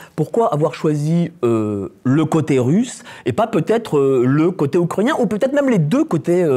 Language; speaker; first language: French; non-native, fluent; Polish